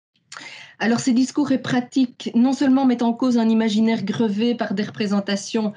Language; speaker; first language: French; native; French